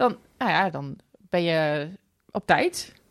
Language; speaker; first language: Dutch; native; Dutch